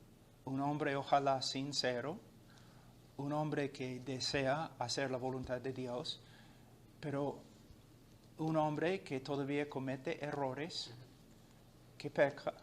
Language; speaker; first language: Spanish; non-native, fluent; English